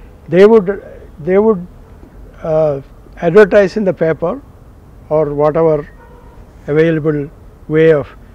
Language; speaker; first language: English; non-native, local second language; Malayalam